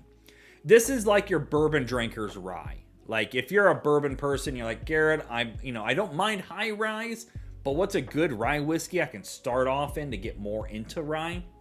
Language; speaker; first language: English; native; English